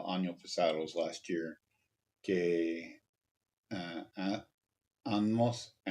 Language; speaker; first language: Spanish; non-native, learner; English